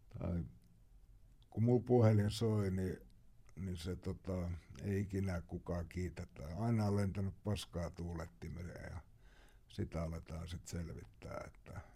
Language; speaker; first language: Finnish; native; Finnish